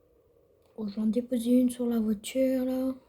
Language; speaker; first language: French; native; French